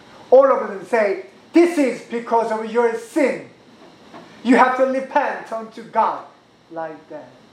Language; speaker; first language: English; non-native, learner; Korean